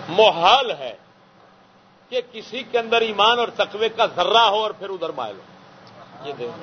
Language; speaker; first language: Urdu; non-native, local second language; Saraiki